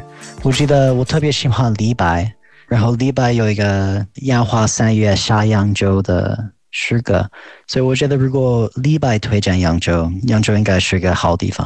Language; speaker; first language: Chinese; non-native, fluent; English